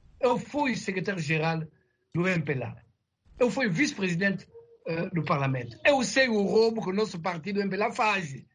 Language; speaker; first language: Portuguese; non-native, fluent; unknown